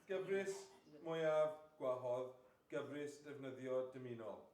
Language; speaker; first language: Welsh; non-native, learner; English